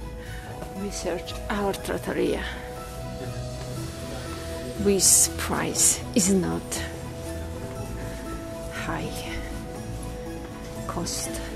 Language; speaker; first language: English; non-native, learner; Russian